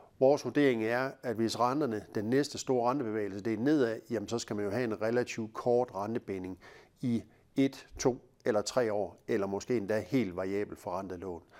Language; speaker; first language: Danish; native; Danish